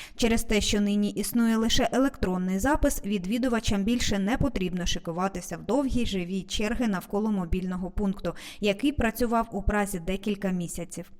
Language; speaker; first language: Ukrainian; native; Ukrainian